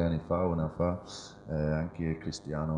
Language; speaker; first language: Italian; non-native, learner; English